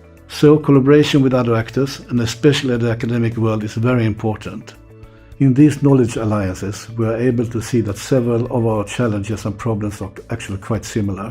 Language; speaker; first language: English; non-native, fluent; Swedish